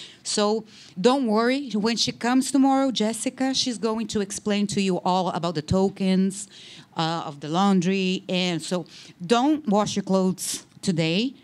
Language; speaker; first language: English; non-native, fluent; Portuguese